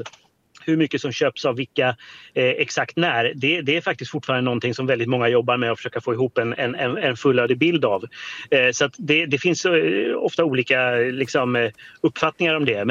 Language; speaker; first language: Swedish; native; Swedish